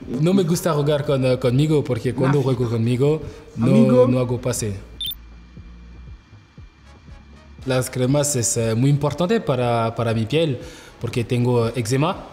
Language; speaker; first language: Spanish; non-native, learner; French